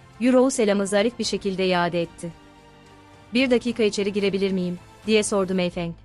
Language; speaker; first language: Turkish; native; Turkish